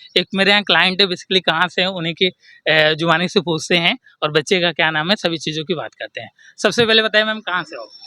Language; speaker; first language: Hindi; native; Hindi